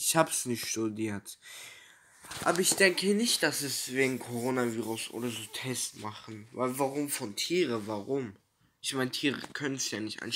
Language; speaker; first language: German; early bilingual, other home language; Turkish